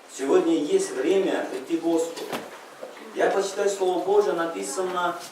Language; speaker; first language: Russian; non-native, local second language; Uzbek